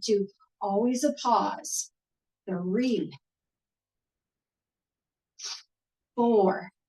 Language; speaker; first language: English; native; English